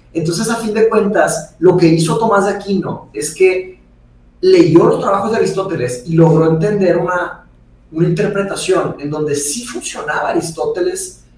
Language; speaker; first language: Spanish; early bilingual, other home language; Portuguese